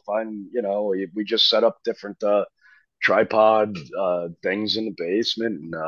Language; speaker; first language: English; native; English